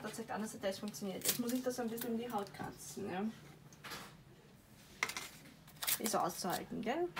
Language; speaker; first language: German; native; German